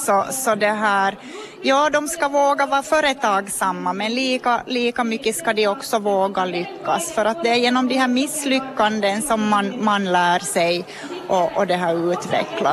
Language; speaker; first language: Swedish; native; Swedish